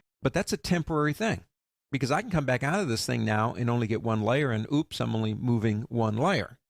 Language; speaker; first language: English; native; English